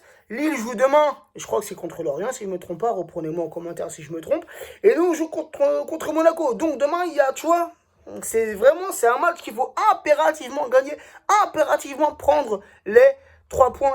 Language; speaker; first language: French; native; French